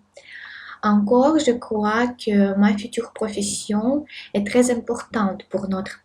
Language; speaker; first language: French; non-native, learner; Russian